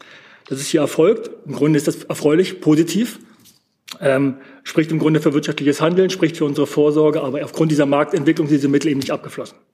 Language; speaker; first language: German; native; German